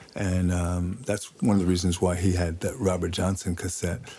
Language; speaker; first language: English; native; English